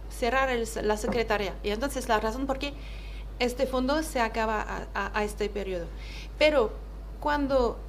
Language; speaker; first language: Spanish; non-native, fluent; French